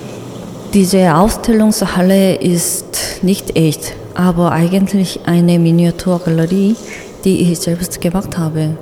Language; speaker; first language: German; non-native, learner; Korean